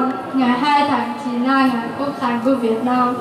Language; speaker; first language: Vietnamese; early bilingual, heritage; Vietnamese